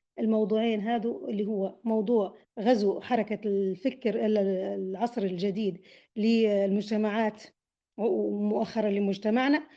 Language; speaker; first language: Arabic; native; Arabic